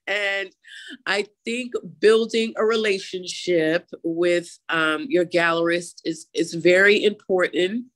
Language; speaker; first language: English; native; English